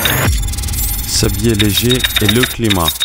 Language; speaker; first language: French; native; French